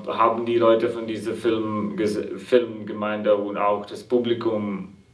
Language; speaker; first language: German; non-native, fluent; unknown